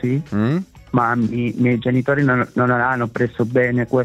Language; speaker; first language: Italian; non-native, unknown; Spanish